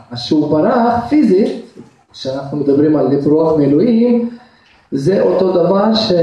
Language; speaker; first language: Hebrew; non-native, fluent; Russian